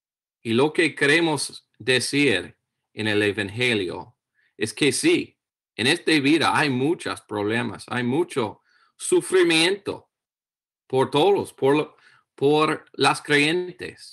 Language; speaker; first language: Spanish; non-native, learner; English